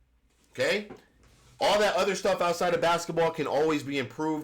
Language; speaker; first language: English; native; English